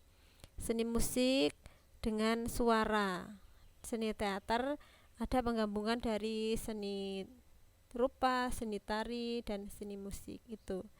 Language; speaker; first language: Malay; non-native, local second language; Javanese